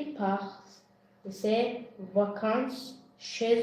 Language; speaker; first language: French; non-native, learner; Azerbaijani